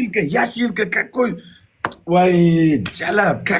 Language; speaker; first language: Russian; non-native, learner; Uzbek